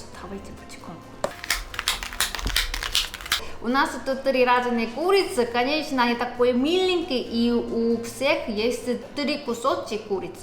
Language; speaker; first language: Russian; non-native, learner; Korean